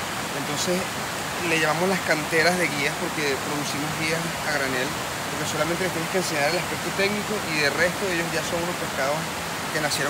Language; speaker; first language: Spanish; native; Spanish